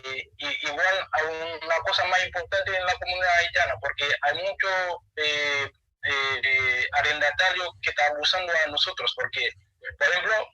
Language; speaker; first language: Spanish; non-native, learner; Haitian Creole